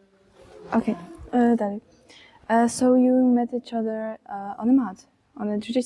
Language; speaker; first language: English; non-native, learner; Polish